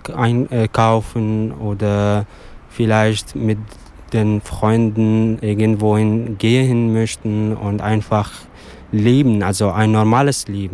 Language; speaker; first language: German; non-native, learner; Arabic